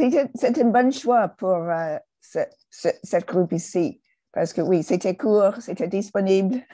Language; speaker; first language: French; non-native, fluent; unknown